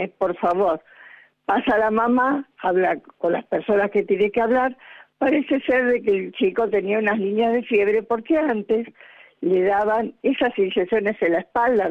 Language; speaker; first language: Spanish; native; Spanish